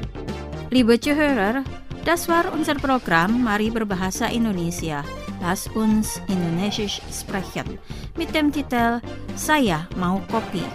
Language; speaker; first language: German; non-native, fluent; Indonesian